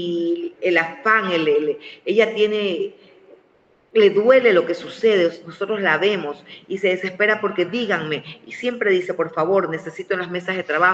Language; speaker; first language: Spanish; native; Spanish